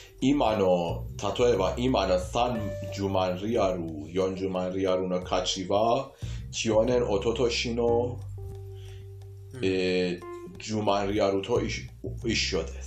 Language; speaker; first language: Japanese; non-native, fluent; Persian